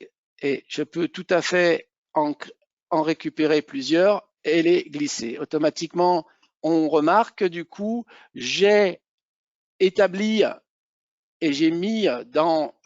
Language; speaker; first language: French; native; French